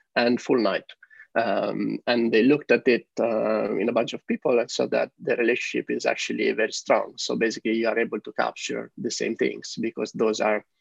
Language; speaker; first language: English; non-native, fluent; Italian